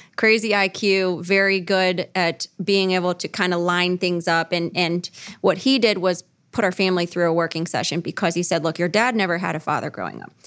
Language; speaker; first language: English; native; English